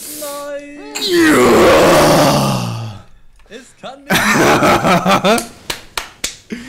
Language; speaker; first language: German; native; German